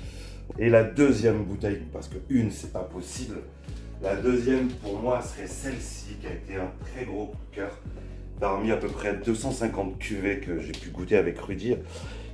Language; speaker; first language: French; native; French